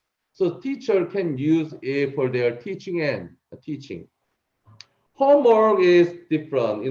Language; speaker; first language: English; non-native, learner; Korean